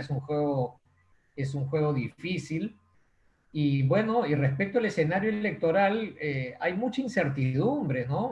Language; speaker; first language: Spanish; native; Spanish